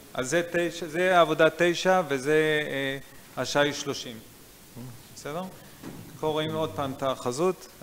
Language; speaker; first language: Hebrew; native; Hebrew